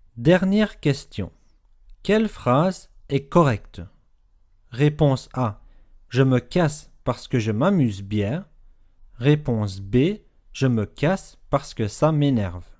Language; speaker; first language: French; native; French